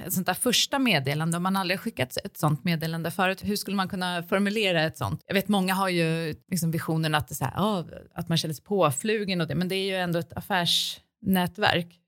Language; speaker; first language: Swedish; native; Swedish